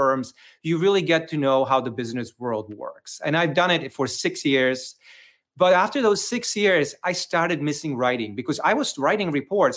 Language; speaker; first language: English; non-native, fluent; Czech